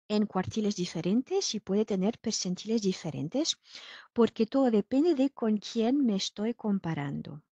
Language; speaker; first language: Spanish; non-native, fluent; French